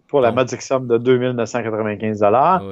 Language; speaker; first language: French; native; French